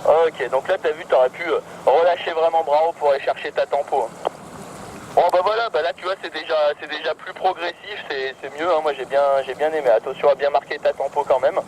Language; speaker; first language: French; native; French